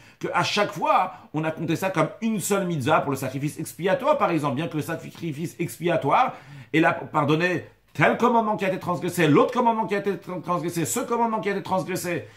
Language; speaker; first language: French; native; French